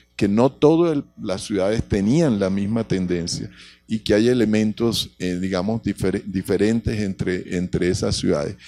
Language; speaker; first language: Spanish; native; Spanish